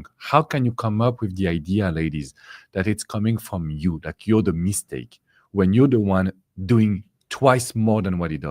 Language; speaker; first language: English; non-native, fluent; French